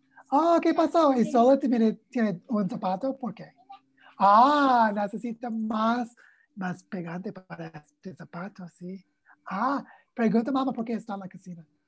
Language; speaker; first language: Spanish; non-native, learner; English